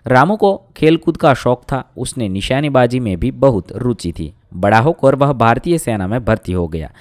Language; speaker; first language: Hindi; non-native, local second language; Gujarati